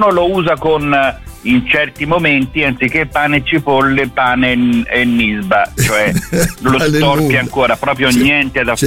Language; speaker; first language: Italian; native; Italian